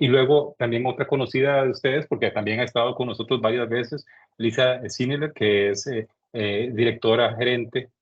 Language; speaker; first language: Spanish; native; Spanish